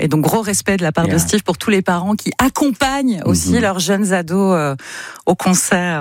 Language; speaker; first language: French; native; French